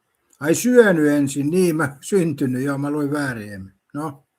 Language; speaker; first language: Finnish; native; Finnish